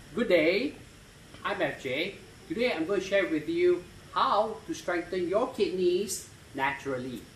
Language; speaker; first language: English; non-native, local second language; Malay